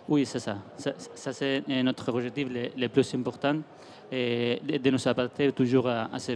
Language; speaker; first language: French; non-native, fluent; Spanish